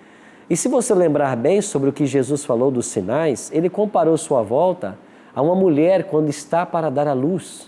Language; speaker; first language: Portuguese; native; Portuguese